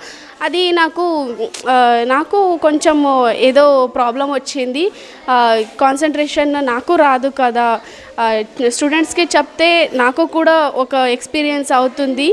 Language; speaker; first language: Telugu; non-native, learner; Kannada